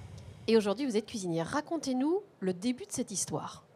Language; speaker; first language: French; native; French